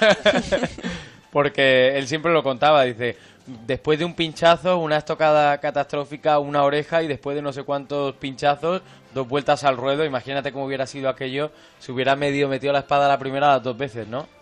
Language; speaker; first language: Spanish; native; Spanish